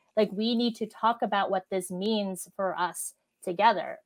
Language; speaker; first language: English; native; English